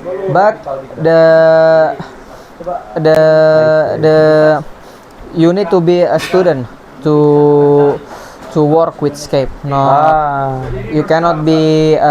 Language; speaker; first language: English; non-native, learner; Indonesian